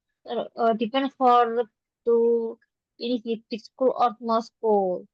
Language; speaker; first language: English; non-native, learner; Indonesian